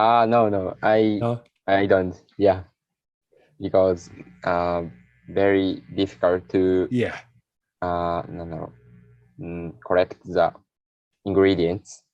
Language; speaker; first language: English; non-native, learner; Japanese